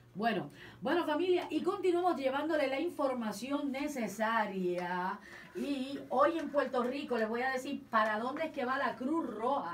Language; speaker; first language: Spanish; native; Spanish